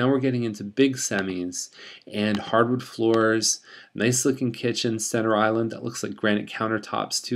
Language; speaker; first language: English; native; English